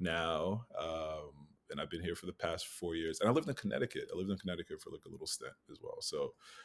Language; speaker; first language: English; native; English